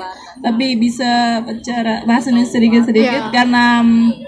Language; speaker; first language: Indonesian; non-native, learner; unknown